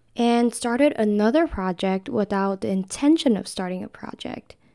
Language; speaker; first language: English; non-native, fluent; Chinese